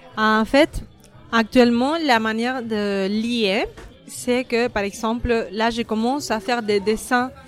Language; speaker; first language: French; non-native, fluent; Spanish